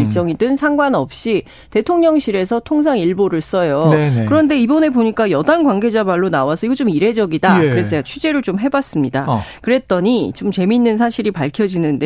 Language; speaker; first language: Korean; native; Korean